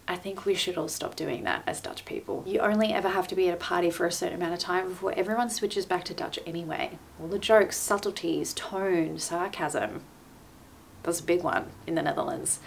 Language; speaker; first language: English; native; English